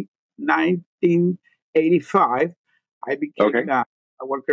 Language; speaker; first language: English; non-native, fluent; Spanish